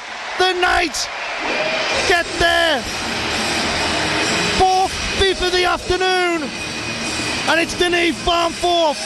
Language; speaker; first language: English; native; English